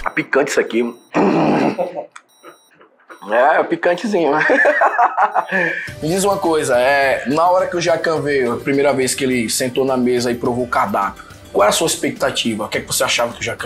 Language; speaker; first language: Portuguese; native; Portuguese